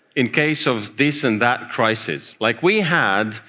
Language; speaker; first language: English; non-native, fluent; Latvian